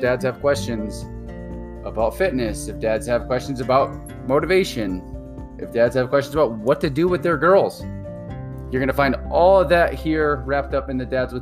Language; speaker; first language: English; native; English